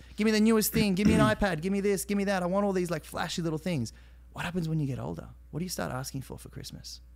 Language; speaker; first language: English; native; English